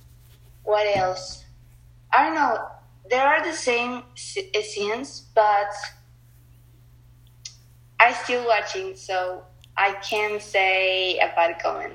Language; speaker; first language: English; non-native, learner; Spanish